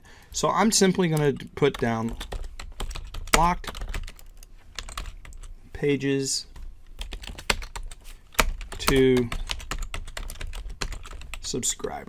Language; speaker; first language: English; native; English